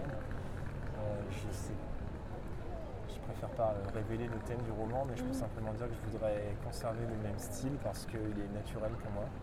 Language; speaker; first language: French; native; French